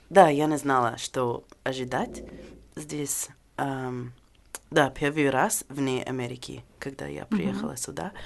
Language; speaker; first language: Russian; non-native, learner; English